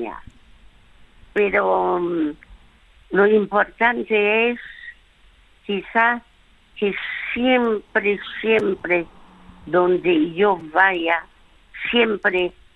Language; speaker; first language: Spanish; early bilingual, other home language; French